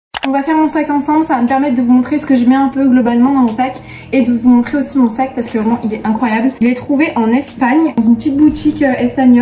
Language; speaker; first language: French; native; French